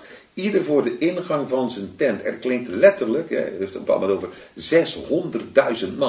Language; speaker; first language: Dutch; native; Dutch